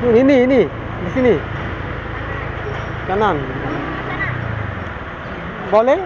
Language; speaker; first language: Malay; non-native, learner; Bangla